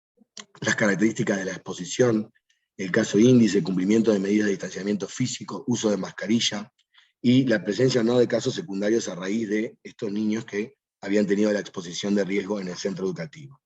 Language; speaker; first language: Spanish; native; Spanish